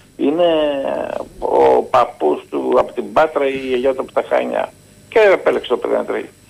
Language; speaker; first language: Greek; native; Greek